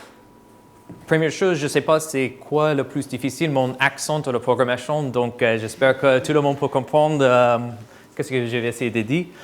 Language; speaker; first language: French; non-native, fluent; English